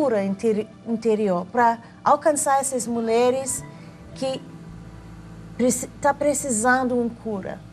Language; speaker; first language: Portuguese; non-native, learner; English